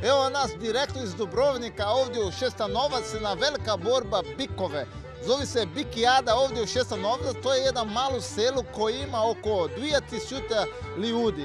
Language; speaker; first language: Croatian; non-native, learner; Portuguese